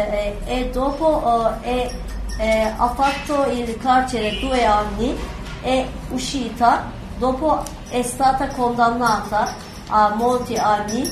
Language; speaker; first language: Italian; non-native, learner; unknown